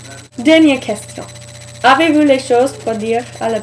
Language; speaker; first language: French; non-native, learner; English